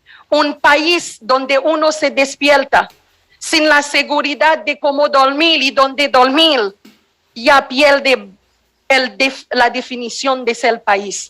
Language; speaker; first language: Spanish; non-native, fluent; Haitian Creole